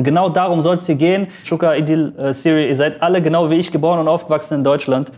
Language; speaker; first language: German; early bilingual, other home language; Persian